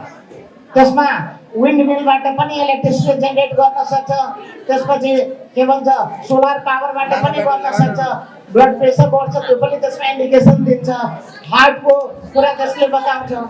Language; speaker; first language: Nepali; non-native, local second language; Maithili